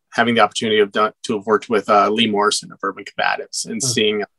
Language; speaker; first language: English; native; English